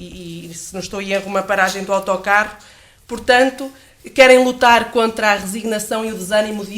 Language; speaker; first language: Portuguese; native; Portuguese